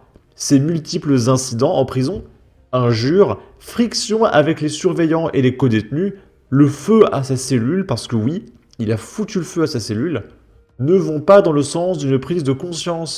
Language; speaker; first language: French; native; French